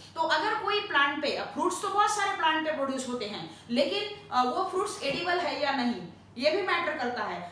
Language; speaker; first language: Hindi; non-native, local second language; Marathi